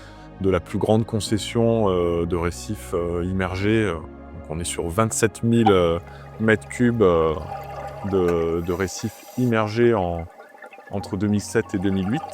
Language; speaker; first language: French; native; French